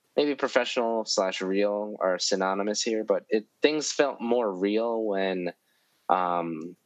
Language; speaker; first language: English; native; English